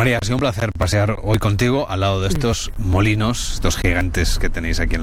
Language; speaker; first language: Spanish; native; Spanish